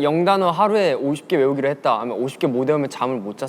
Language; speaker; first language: Korean; native; Korean